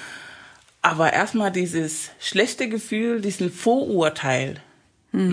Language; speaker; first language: German; early bilingual, other home language; Spanish